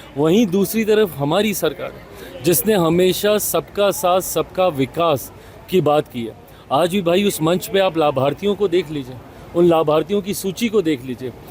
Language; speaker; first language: Hindi; native; Hindi